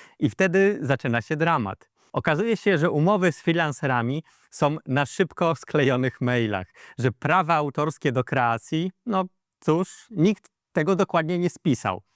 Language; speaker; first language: Polish; native; Polish